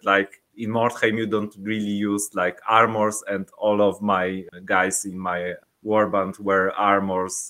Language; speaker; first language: English; non-native, learner; Polish